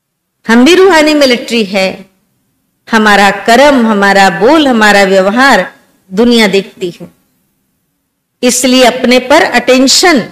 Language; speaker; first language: Hindi; native; Hindi